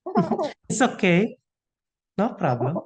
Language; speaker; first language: English; non-native, local second language; Indonesian